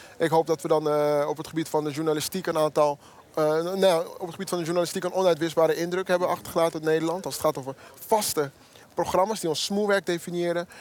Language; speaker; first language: Dutch; early bilingual, other home language; Akan